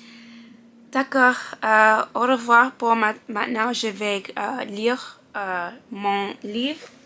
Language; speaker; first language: French; non-native, learner; English